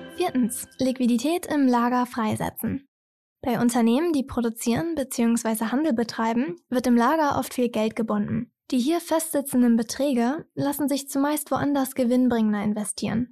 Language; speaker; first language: German; native; German